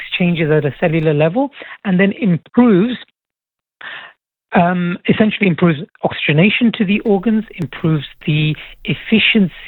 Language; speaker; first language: English; native; English